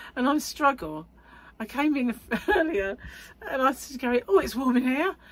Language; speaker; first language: English; native; English